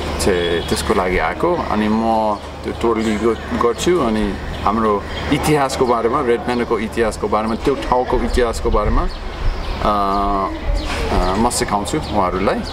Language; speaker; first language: Nepali; non-native, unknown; English